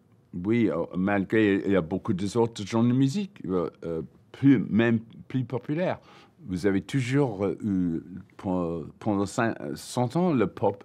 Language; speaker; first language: French; non-native, learner; English